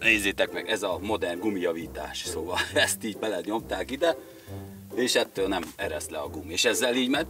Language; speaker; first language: Hungarian; native; Hungarian